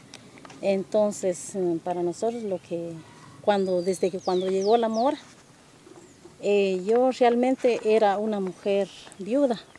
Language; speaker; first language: Spanish; non-native, local second language; Kaqchikel